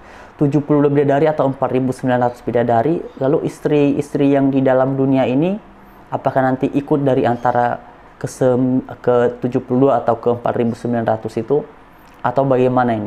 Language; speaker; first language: Indonesian; native; Indonesian